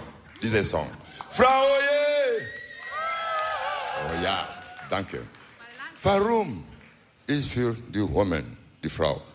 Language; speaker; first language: English; non-native, learner; German